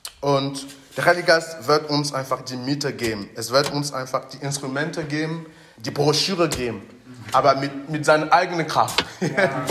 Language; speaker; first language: German; non-native, fluent; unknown